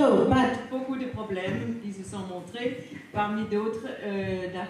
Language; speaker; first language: French; non-native, fluent; Danish